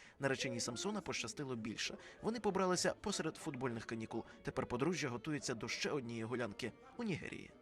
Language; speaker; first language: Ukrainian; native; Ukrainian